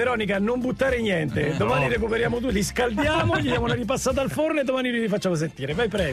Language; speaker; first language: Italian; native; Italian